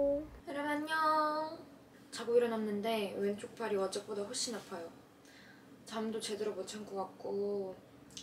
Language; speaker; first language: Korean; non-native, fluent; Russian